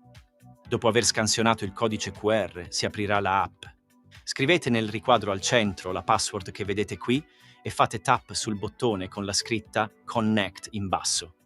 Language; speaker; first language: Italian; native; Italian